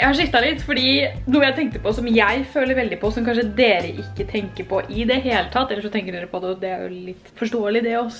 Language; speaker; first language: Norwegian; native; Norwegian